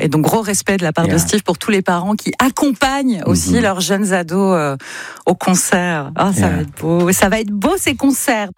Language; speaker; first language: French; native; French